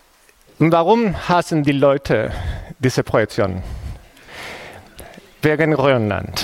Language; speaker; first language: German; non-native, fluent; Spanish